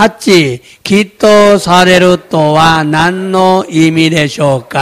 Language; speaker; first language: Japanese; non-native, fluent; Korean